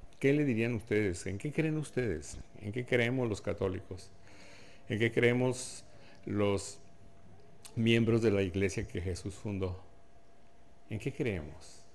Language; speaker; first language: Spanish; native; Spanish